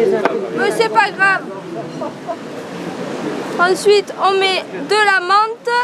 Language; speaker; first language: French; native; French